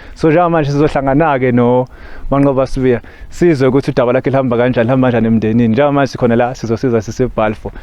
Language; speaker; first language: Zulu; native; Zulu